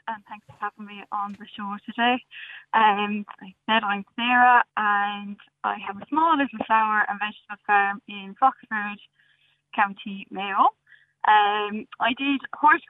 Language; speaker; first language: English; native; English